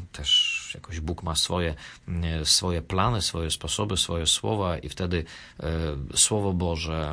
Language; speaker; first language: Polish; non-native, fluent; Russian